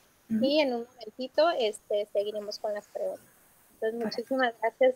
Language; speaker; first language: Spanish; native; Spanish